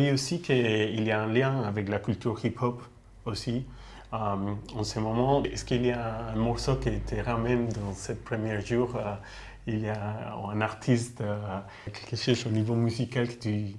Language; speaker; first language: French; non-native, fluent; Spanish